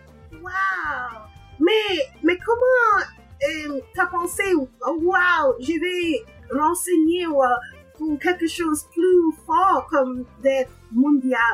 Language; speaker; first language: French; non-native, learner; English